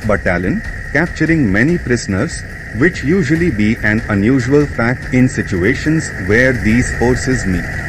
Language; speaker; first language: English; non-native, fluent; Portuguese